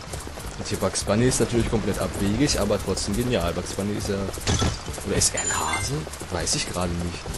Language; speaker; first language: German; native; German